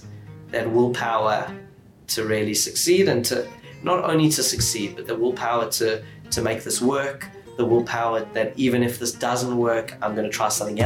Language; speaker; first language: English; native; English